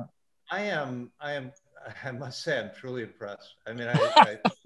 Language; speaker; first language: English; non-native, learner; Japanese